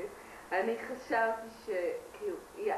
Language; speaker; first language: Hebrew; native; Hebrew